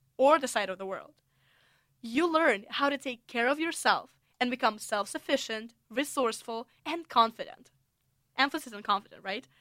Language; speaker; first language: English; non-native, fluent; Russian